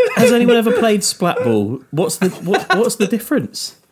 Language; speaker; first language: English; native; English